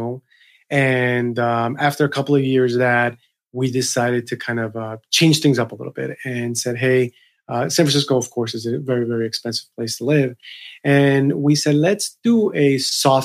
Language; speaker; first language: English; early bilingual, other home language; Spanish